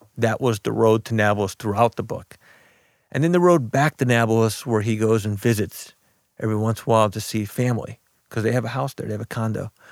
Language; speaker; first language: English; early bilingual, other home language; Arabic